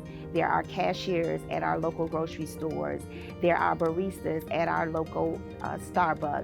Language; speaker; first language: English; native; English